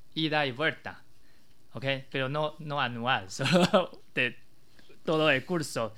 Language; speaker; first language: Spanish; non-native, learner; Chinese